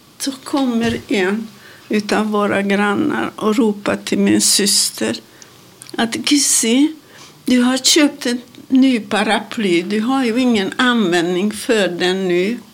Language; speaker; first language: Swedish; non-native, fluent; Hungarian